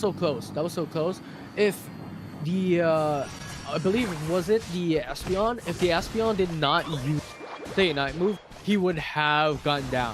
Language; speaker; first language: English; non-native, local second language; Filipino